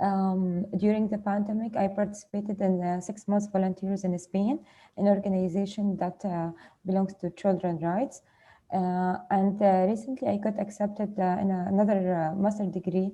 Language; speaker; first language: English; non-native, fluent; Arabic